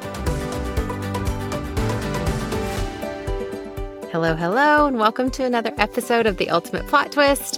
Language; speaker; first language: English; native; English